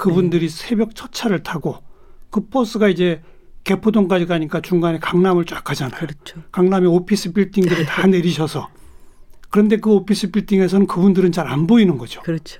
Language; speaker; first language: Korean; native; Korean